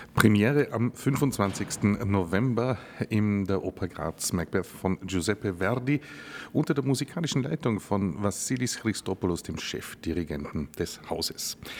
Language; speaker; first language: German; native; German